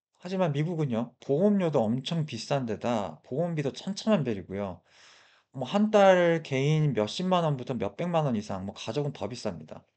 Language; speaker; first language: Korean; early bilingual, heritage; Korean